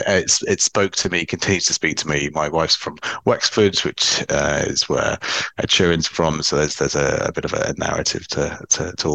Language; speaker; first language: English; native; English